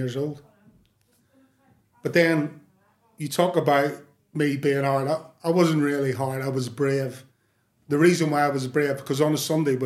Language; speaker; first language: English; native; English